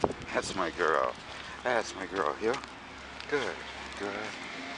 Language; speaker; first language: English; native; English